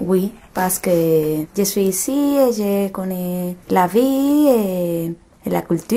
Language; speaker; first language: French; non-native, learner; Spanish